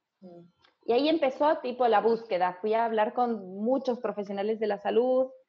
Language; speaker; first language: Spanish; non-native, fluent; English